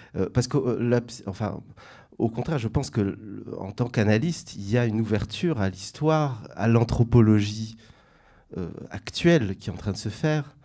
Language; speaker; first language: French; native; French